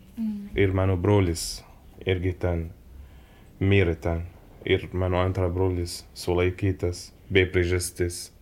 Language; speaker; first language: Lithuanian; non-native, learner; Arabic